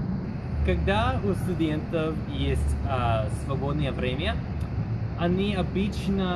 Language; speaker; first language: Russian; non-native, learner; English